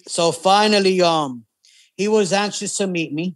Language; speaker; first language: English; native; English